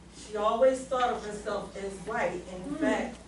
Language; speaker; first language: English; native; English